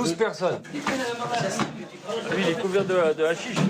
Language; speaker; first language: French; native; French